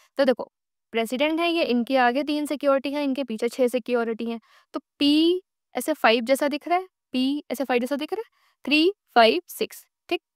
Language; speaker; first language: Hindi; native; Hindi